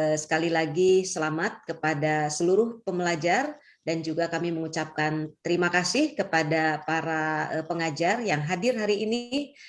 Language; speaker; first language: Indonesian; native; Indonesian